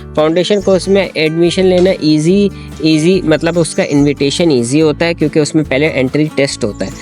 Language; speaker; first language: Urdu; native; Urdu